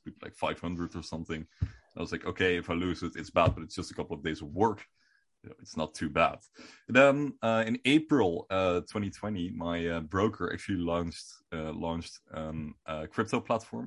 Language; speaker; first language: English; non-native, fluent; Dutch